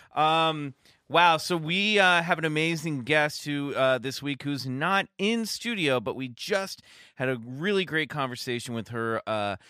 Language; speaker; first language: English; native; English